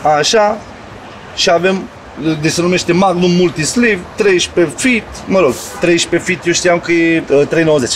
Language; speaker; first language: Romanian; native; Romanian